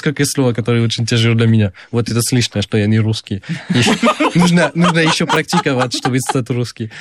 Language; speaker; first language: Russian; non-native, fluent; French